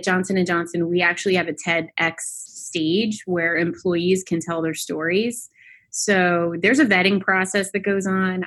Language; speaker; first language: English; native; English